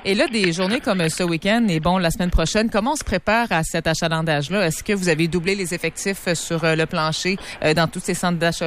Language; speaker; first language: French; native; French